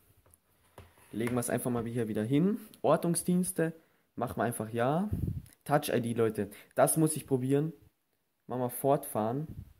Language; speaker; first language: German; native; German